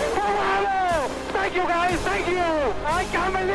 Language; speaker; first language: English; non-native, fluent; Spanish